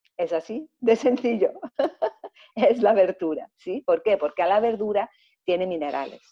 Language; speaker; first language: Spanish; non-native, fluent; Greek